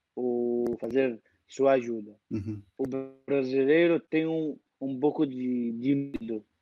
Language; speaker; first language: Portuguese; non-native, fluent; Arabic